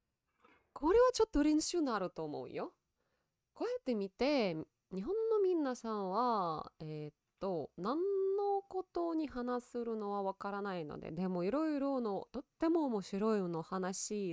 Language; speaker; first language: Japanese; non-native, learner; Russian